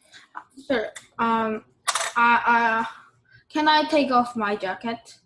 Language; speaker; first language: English; non-native, learner; Korean